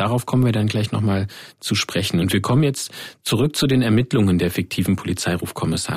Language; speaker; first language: German; native; German